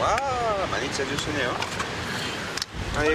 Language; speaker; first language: Korean; non-native, fluent; French